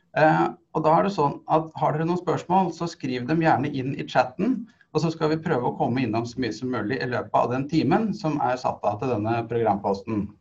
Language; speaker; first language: Norwegian; native; Norwegian